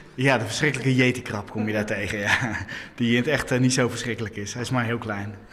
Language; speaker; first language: Dutch; native; Dutch